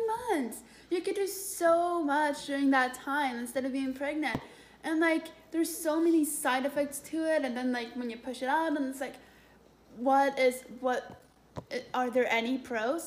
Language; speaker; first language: English; non-native, fluent; Swedish